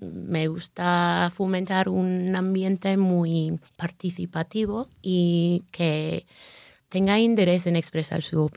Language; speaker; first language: Spanish; non-native, fluent; English